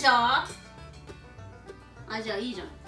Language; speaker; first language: Japanese; non-native, fluent; Spanish